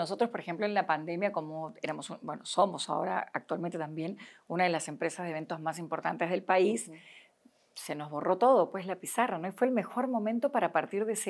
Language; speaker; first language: Spanish; native; Spanish